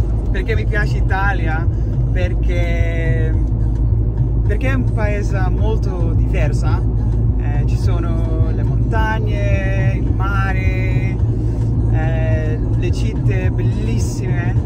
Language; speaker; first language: Italian; non-native, fluent; Dutch